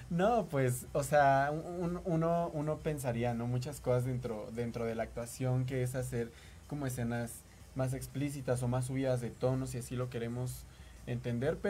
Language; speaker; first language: Spanish; native; Spanish